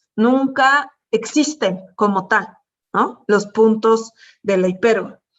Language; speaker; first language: Spanish; native; Spanish